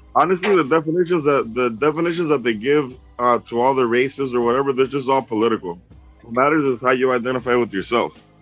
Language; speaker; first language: English; early bilingual, other home language; Spanish